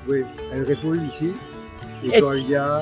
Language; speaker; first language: French; non-native, local second language; Morisyen